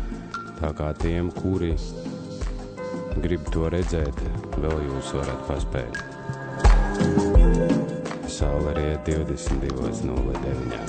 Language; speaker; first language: Latvian; native; Latvian